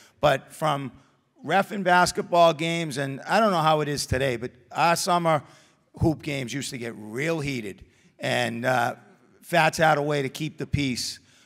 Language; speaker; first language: English; native; English